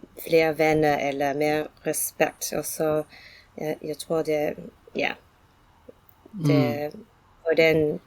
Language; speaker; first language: Danish; non-native, learner; English